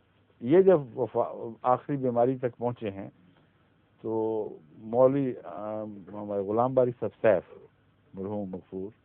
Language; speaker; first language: Urdu; native; Urdu